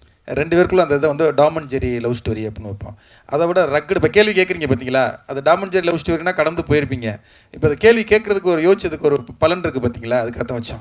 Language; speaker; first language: Tamil; native; Tamil